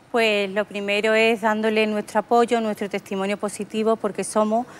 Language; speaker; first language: Spanish; native; Spanish